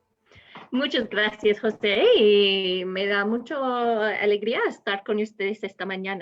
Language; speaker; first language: Spanish; non-native, fluent; English